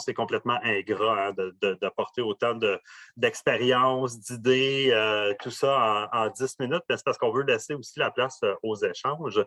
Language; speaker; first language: French; native; French